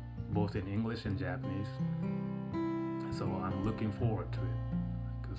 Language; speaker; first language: English; non-native, fluent; Japanese